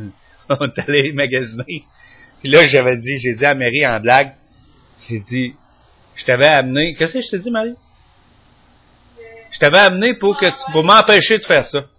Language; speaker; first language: French; native; French